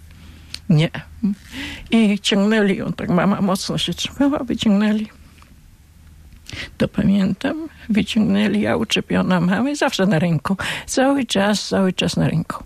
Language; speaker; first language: Polish; non-native, local second language; Ukrainian